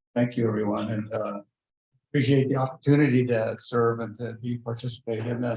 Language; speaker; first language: English; native; English